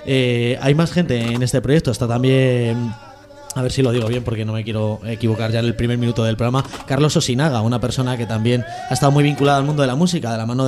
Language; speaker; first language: Spanish; native; Spanish